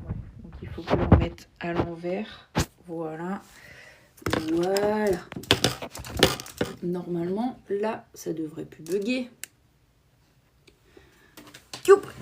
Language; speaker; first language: French; native; French